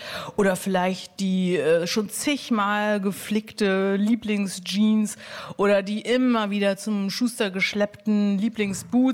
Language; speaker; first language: German; native; German